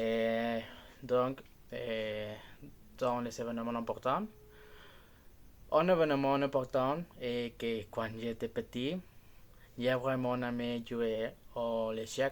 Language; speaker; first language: French; non-native, learner; Spanish